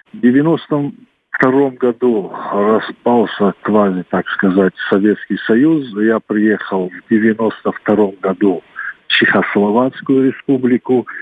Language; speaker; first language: Russian; non-native, local second language; Ossetic